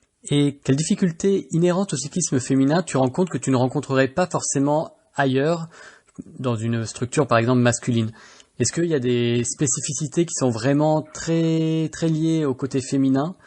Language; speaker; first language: French; native; French